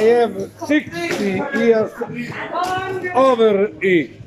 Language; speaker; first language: English; non-native, learner; Italian